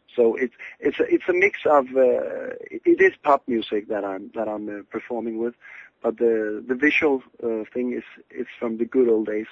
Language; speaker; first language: English; non-native, fluent; Danish